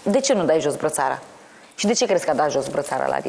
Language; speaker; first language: Romanian; native; Romanian